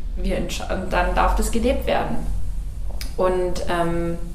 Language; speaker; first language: German; native; German